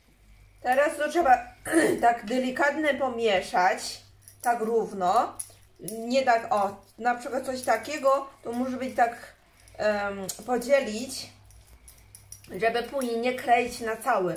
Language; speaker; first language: Polish; non-native, learner; Chinese